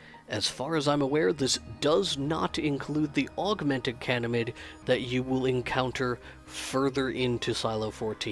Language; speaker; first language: English; native; English